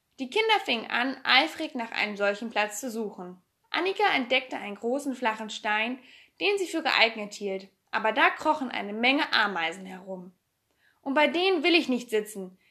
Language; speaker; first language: German; native; German